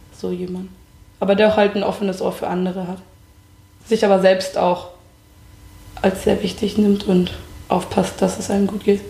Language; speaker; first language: German; native; German